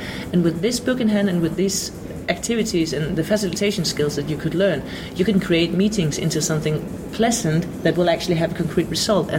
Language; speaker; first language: English; non-native, fluent; Danish